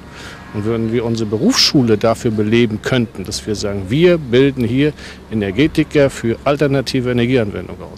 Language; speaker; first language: German; native; German